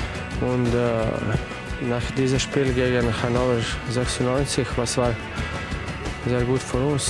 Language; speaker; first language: German; non-native, learner; Croatian